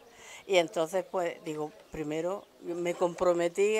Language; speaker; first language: Spanish; native; Spanish